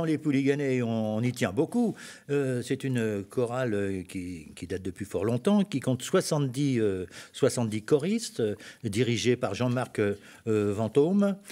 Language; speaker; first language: French; native; French